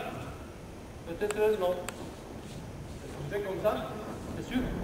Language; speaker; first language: French; non-native, learner; Romanian